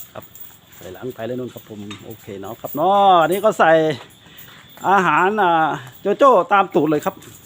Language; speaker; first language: Thai; native; Thai